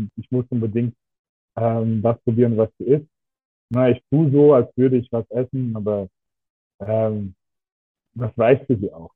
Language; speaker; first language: German; non-native, fluent; Russian